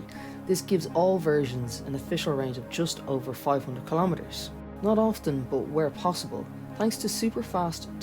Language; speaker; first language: English; native; English